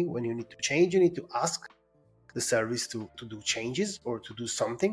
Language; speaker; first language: English; non-native, fluent; Italian